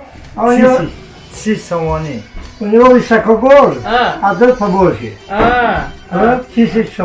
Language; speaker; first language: Russian; non-native, learner; Tajik